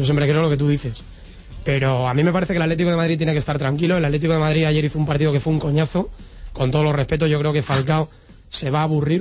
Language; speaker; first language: Spanish; native; Spanish